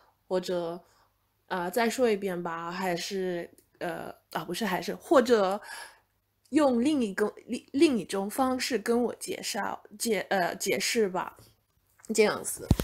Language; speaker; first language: Chinese; non-native, fluent; English